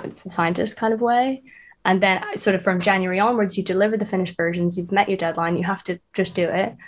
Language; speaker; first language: English; native; English